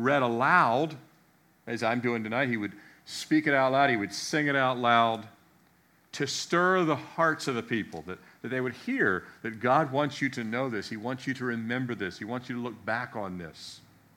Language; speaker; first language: English; native; English